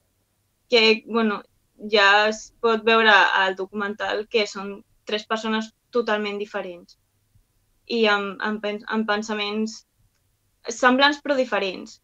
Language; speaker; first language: Catalan; non-native, local second language; Spanish